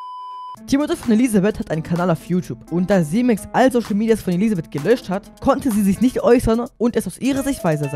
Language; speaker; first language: German; native; German